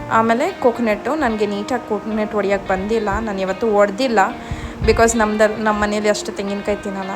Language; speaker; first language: Kannada; non-native, local second language; Malayalam